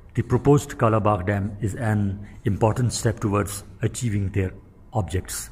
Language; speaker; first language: English; non-native, local second language; Urdu